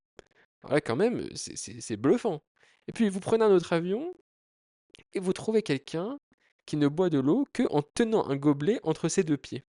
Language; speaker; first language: French; native; French